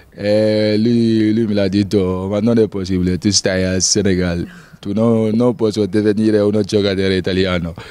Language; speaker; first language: Italian; non-native, learner; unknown